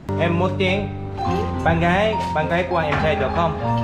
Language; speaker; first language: Vietnamese; non-native, learner; Korean